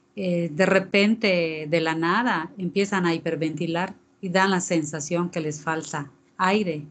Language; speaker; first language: Spanish; native; Spanish